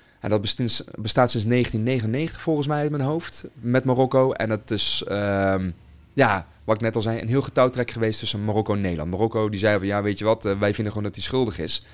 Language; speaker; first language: Dutch; native; Dutch